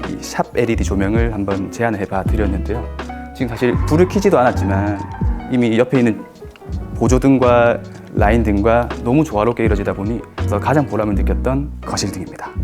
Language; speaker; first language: Korean; native; Korean